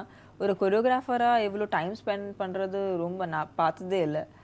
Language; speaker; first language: Tamil; non-native, fluent; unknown